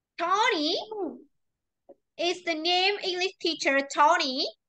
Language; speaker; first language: English; non-native, learner; Vietnamese